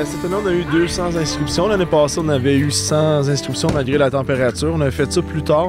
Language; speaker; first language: French; native; French